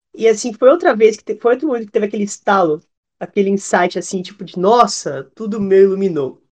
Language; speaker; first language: Portuguese; native; Portuguese